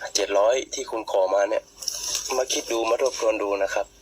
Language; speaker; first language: Thai; non-native, fluent; Burmese